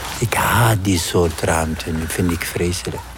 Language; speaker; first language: Dutch; non-native, fluent; Arabic